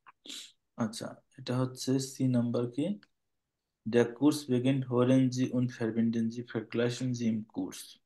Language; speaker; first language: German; non-native, fluent; Bangla